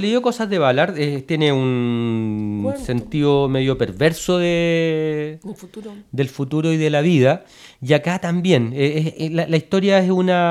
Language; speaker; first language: Spanish; native; Spanish